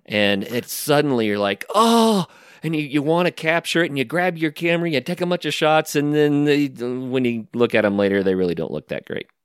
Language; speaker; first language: English; native; English